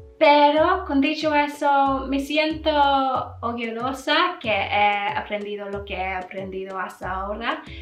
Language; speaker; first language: Spanish; non-native, learner; English